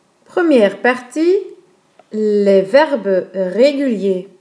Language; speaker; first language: French; non-native, fluent; Dutch